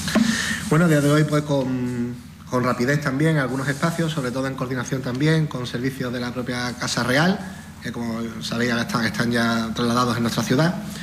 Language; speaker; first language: Spanish; native; Spanish